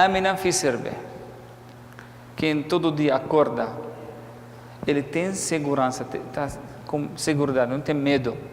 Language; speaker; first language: Portuguese; non-native, fluent; Arabic